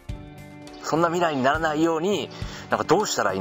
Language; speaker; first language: Japanese; native; Japanese